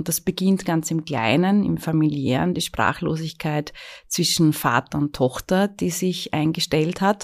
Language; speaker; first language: German; native; German